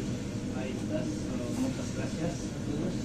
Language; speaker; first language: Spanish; non-native, learner; Filipino